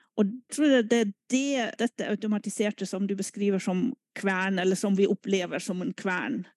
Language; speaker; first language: Norwegian; non-native, fluent; German